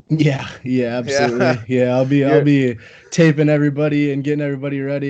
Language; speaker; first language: English; native; English